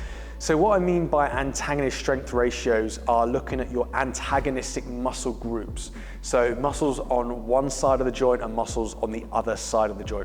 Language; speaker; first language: English; native; English